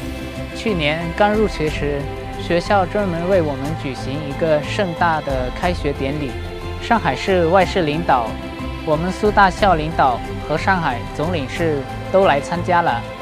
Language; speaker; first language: Chinese; non-native, learner; Lao